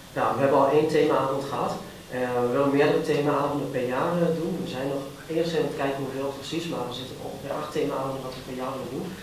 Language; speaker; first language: Dutch; native; Dutch